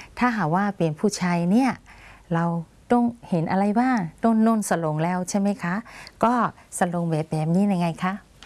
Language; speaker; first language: Thai; non-native, fluent; Burmese